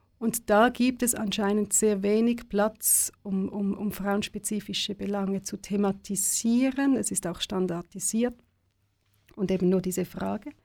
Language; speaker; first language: German; native; German